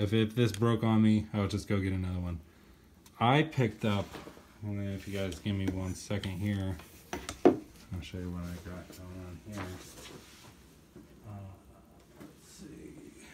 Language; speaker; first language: English; native; English